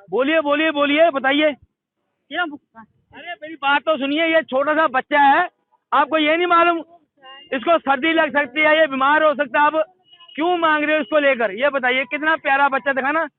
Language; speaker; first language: Hindi; non-native, local second language; Punjabi